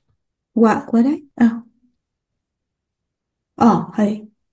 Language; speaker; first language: Japanese; non-native, learner; Vietnamese